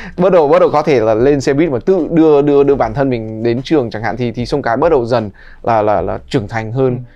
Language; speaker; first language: Vietnamese; early bilingual, heritage; Vietnamese